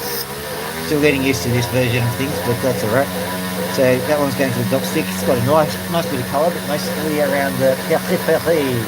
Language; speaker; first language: English; native; English